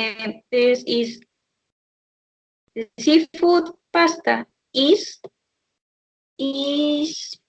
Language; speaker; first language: English; non-native, learner; Spanish